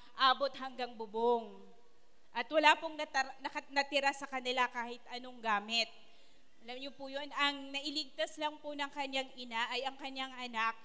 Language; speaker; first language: Filipino; non-native, local second language; Bikol